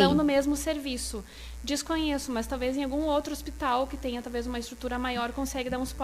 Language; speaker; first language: Portuguese; native; Portuguese